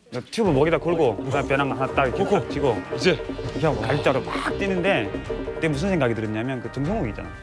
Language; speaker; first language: Korean; native; Korean